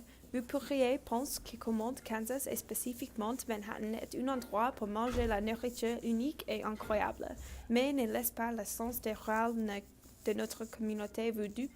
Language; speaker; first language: French; non-native, learner; English